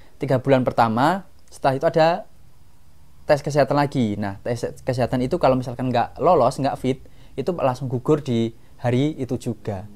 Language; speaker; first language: Indonesian; non-native, local second language; Javanese